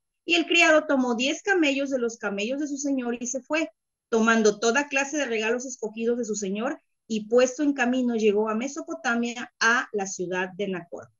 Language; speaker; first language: Spanish; native; Spanish